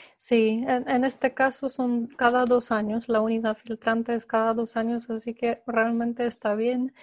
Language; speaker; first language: Spanish; non-native, fluent; Polish